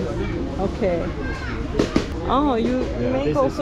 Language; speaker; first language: English; non-native, learner; Turkish